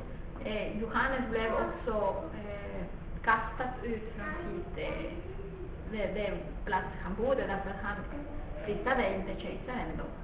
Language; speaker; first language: Swedish; non-native, fluent; Spanish